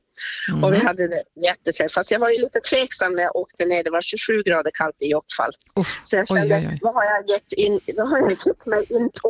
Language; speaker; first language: Swedish; native; Swedish